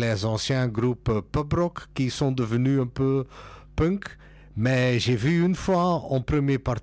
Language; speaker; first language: French; non-native, local second language; Dutch